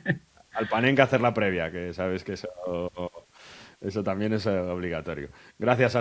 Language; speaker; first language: Spanish; native; Spanish